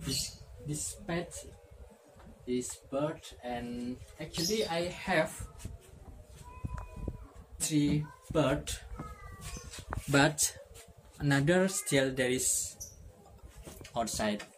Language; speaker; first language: English; non-native, learner; Indonesian